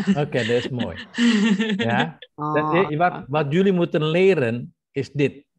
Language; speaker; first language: Dutch; non-native, fluent; Indonesian